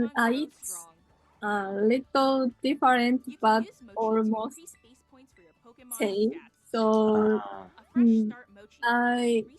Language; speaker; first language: English; non-native, learner; Japanese